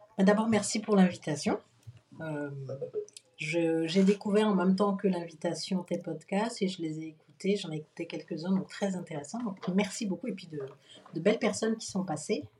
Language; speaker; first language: French; native; French